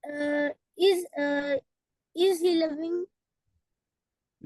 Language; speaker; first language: English; non-native, learner; Hindi